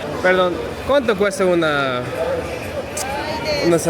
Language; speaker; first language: Spanish; non-native, learner; English